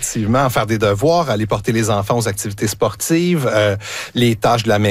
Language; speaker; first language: French; native; French